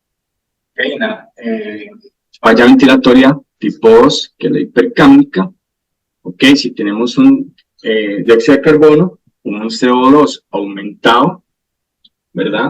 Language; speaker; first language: Spanish; native; Spanish